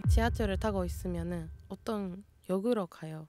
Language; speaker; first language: Korean; non-native, fluent; Japanese